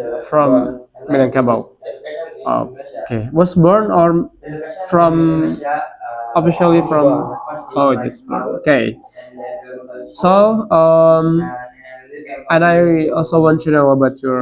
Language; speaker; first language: English; non-native, learner; Indonesian